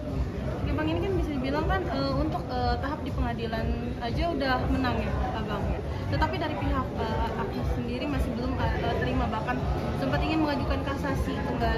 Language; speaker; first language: Indonesian; native; Indonesian